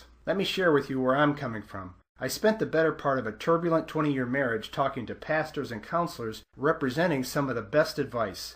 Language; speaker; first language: English; native; English